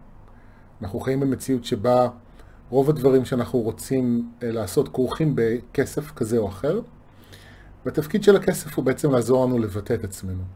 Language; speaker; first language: Hebrew; native; Hebrew